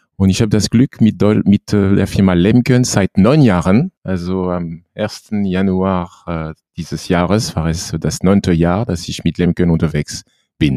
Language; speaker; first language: German; non-native, fluent; French